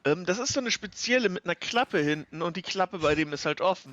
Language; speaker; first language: German; native; German